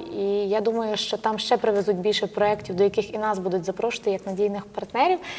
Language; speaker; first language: Ukrainian; native; Ukrainian